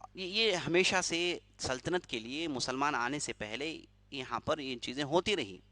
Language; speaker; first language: Urdu; native; Urdu